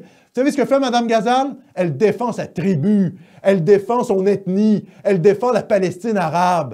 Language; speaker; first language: French; native; French